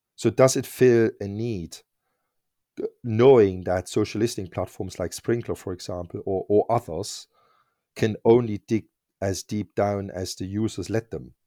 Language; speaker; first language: English; non-native, fluent; German